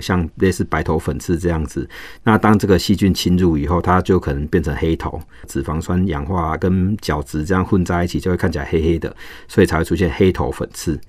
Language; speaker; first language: Chinese; native; Chinese